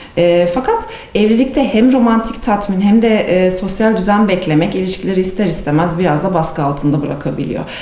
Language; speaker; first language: Turkish; native; Turkish